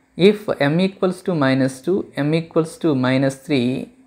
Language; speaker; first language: English; non-native, local second language; Telugu